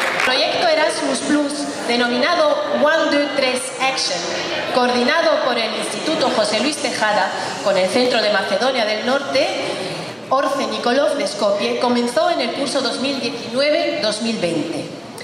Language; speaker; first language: Spanish; native; Spanish